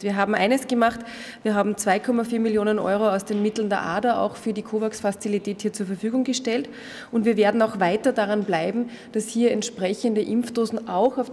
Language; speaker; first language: German; native; German